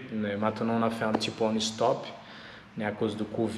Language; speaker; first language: French; non-native, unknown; Portuguese